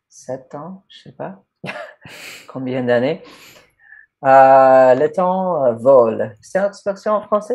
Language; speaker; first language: French; non-native, fluent; English